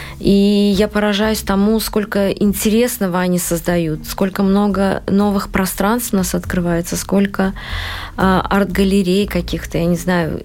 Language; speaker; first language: Russian; non-native, local second language; Uzbek